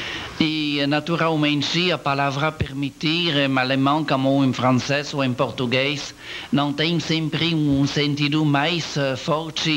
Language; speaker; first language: Portuguese; non-native, learner; French